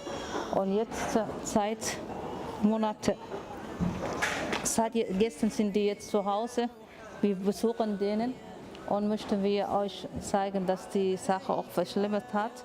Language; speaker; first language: German; non-native, learner; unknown